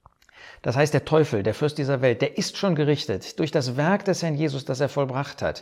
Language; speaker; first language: German; native; German